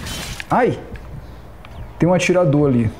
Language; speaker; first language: Portuguese; native; Portuguese